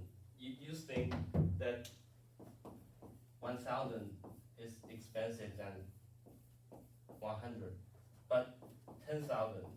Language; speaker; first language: English; non-native, learner; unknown